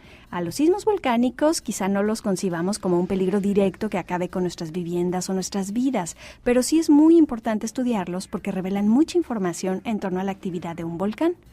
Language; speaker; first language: Spanish; native; Spanish